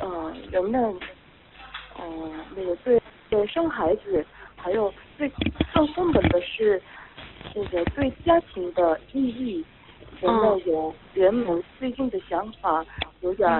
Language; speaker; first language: Chinese; non-native, fluent; Korean